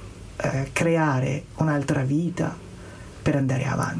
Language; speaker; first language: Italian; non-native, learner; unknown